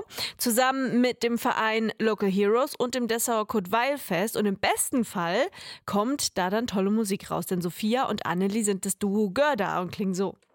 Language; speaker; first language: German; native; German